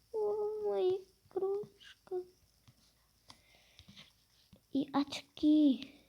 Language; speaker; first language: Russian; non-native, local second language; Kazakh